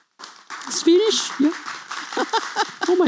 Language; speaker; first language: English; non-native, learner; Italian